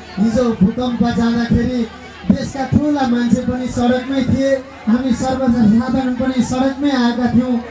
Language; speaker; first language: Nepali; native; Nepali